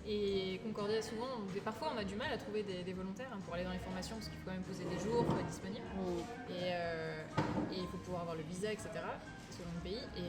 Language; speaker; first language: French; native; French